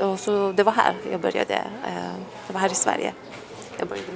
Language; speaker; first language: Swedish; non-native, fluent; Persian